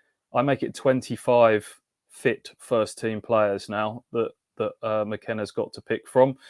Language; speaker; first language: English; native; English